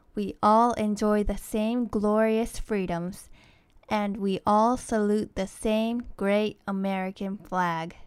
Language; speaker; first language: English; early bilingual, other home language; Japanese